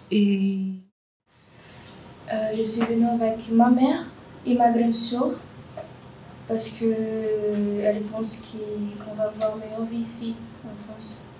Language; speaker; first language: French; non-native, learner; Portuguese